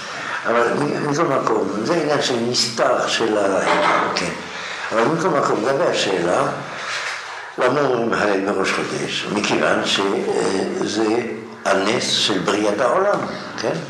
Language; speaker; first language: Hebrew; non-native, fluent; French